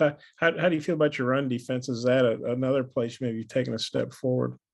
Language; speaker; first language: English; native; English